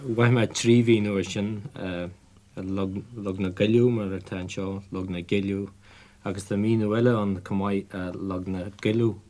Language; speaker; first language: Irish; native; Irish